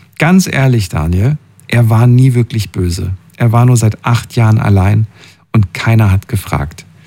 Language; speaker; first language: German; native; German